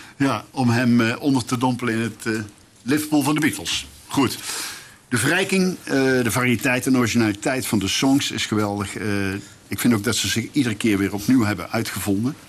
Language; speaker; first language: Dutch; native; Dutch